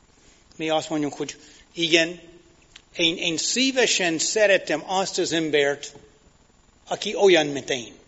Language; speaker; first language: Hungarian; non-native, fluent; English